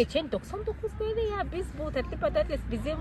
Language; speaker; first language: Turkish; non-native, fluent; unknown